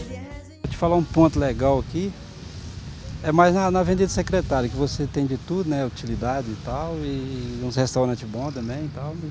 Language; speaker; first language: Portuguese; native; Portuguese